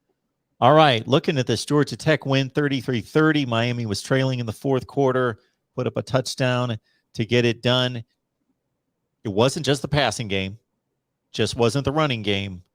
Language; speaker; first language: English; native; English